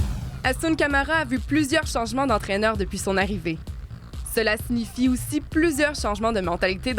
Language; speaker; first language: French; native; French